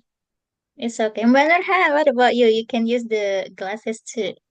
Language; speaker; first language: English; non-native, fluent; Indonesian